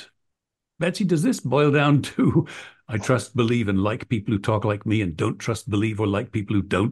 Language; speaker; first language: English; native; English